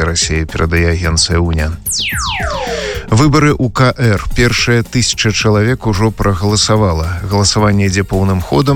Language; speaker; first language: Russian; non-native, local second language; Belarusian